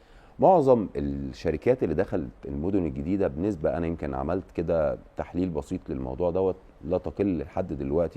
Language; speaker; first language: Arabic; native; Arabic